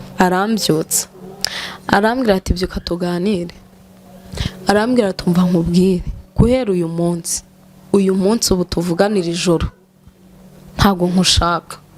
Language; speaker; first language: Kinyarwanda; native; Kinyarwanda